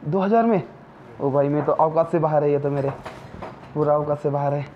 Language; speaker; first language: Hindi; non-native, local second language; Marathi